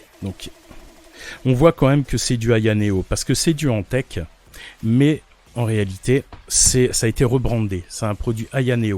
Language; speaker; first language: French; native; French